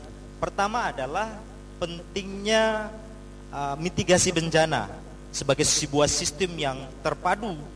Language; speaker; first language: Indonesian; native; Indonesian